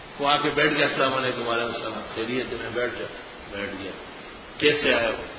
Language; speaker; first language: Urdu; non-native, local second language; Pashto